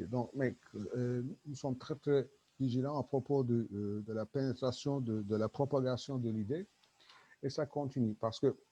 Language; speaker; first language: French; non-native, learner; Turkish